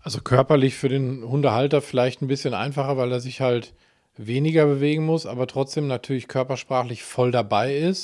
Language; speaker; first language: German; native; German